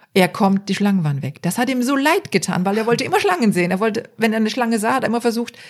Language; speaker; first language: German; native; German